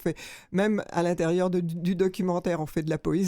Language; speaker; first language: French; native; French